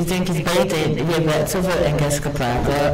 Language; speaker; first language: Dutch; non-native, learner; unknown